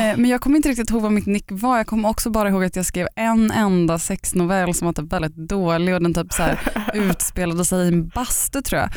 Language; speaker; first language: Swedish; native; Swedish